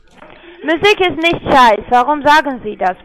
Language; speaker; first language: German; non-native, learner; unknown